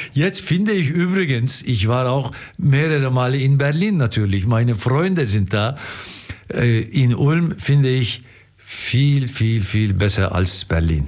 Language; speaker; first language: German; non-native, fluent; Turkish